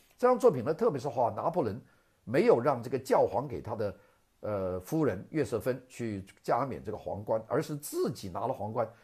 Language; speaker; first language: Chinese; non-native, local second language; Cantonese